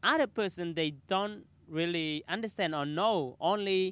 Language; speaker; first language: English; non-native, learner; Khmer